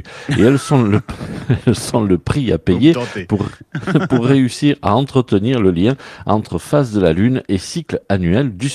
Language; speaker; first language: French; native; French